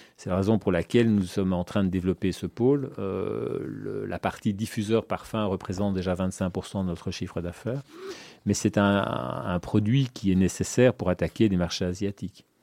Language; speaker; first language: French; native; French